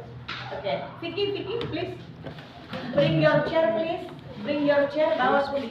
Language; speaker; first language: English; non-native, learner; Indonesian